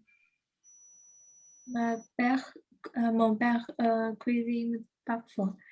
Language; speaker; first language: French; non-native, learner; Chinese